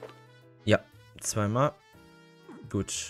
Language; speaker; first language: German; native; German